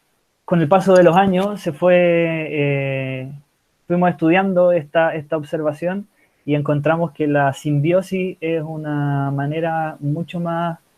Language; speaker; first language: Spanish; native; Spanish